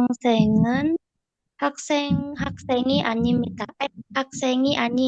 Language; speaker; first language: Korean; non-native, learner; Indonesian